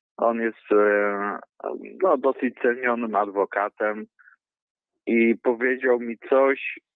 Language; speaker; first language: Polish; native; Polish